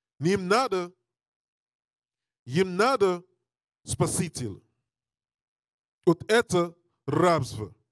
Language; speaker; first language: Russian; non-native, learner; English